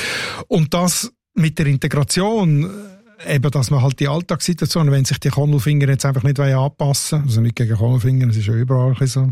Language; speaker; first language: German; native; German